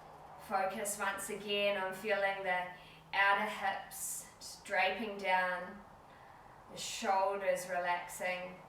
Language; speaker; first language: English; native; English